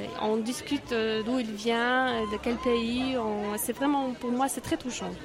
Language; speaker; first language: French; non-native, learner; Polish